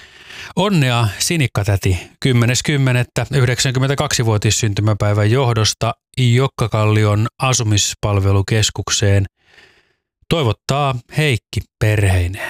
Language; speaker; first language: Finnish; native; Finnish